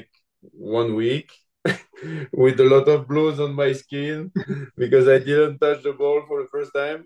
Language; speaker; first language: English; non-native, learner; French